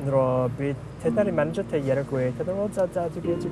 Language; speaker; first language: Mongolian; non-native, learner; English